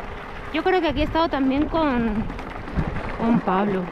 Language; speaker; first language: Spanish; native; Spanish